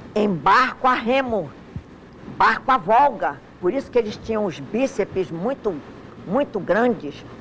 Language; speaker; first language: Portuguese; native; Portuguese